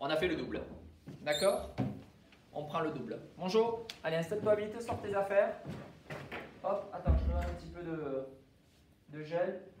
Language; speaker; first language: French; native; French